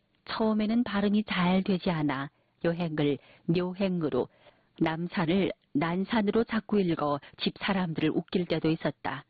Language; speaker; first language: Korean; native; Korean